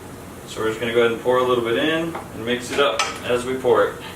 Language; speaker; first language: English; native; English